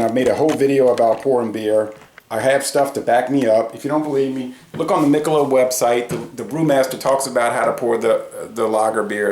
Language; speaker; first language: English; native; English